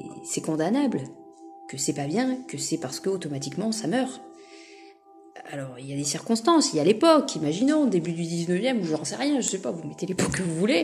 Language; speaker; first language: French; native; French